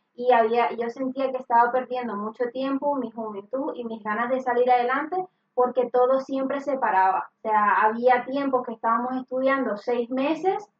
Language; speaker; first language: Spanish; native; Spanish